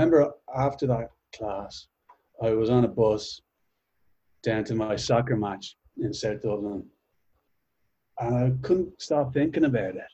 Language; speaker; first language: English; native; English